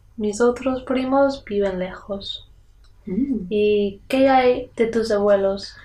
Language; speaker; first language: Spanish; non-native, learner; English